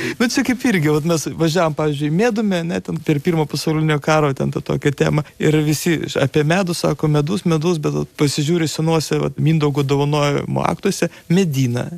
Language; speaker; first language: Lithuanian; native; Lithuanian